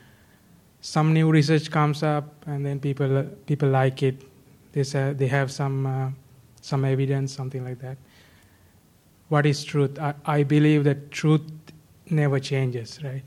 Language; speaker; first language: English; non-native, local second language; Sinhala